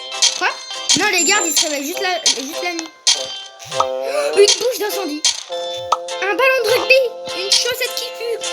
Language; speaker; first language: French; native; French